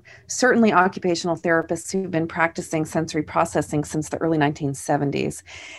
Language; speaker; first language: English; native; English